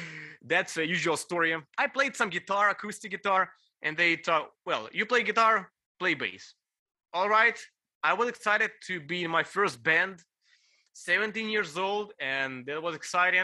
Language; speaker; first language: English; non-native, fluent; Ukrainian